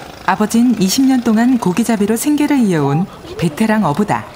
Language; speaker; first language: Korean; native; Korean